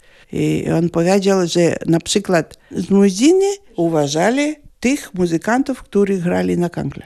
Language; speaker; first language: Polish; non-native, learner; Lithuanian